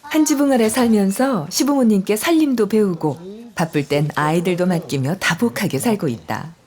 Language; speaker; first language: Korean; native; Korean